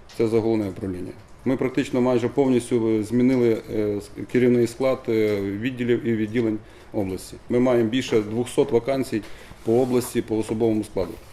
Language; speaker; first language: Ukrainian; native; Ukrainian